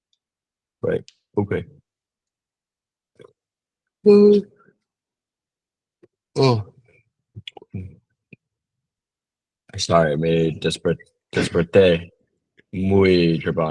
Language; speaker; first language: Spanish; non-native, learner; English